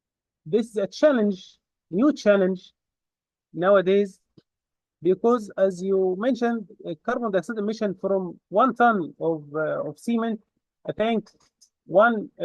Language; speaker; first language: English; non-native, fluent; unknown